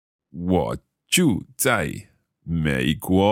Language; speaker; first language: Chinese; non-native, learner; English